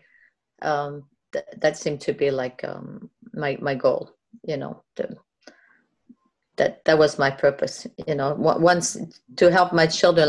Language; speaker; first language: English; non-native, fluent; French